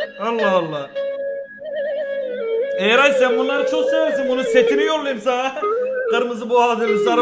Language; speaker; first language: Turkish; native; Turkish